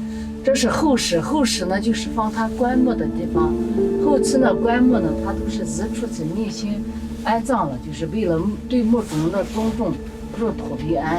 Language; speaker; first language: Chinese; native; Chinese